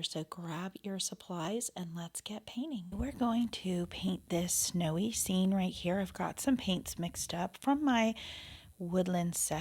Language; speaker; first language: English; native; English